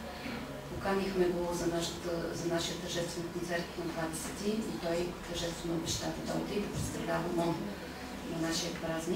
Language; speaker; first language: Bulgarian; native; Bulgarian